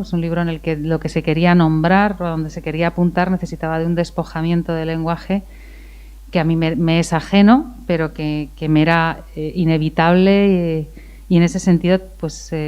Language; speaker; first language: Spanish; native; Spanish